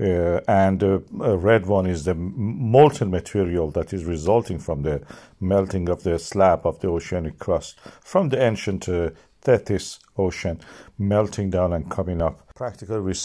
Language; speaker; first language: English; non-native, fluent; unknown